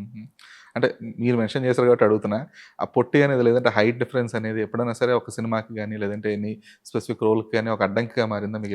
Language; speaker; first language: Telugu; native; Telugu